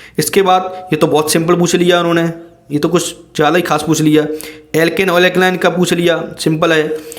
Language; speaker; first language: Hindi; native; Hindi